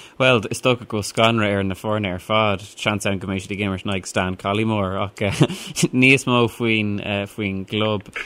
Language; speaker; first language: Irish; non-native, local second language; English